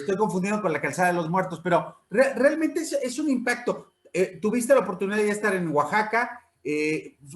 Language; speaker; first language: Spanish; native; Spanish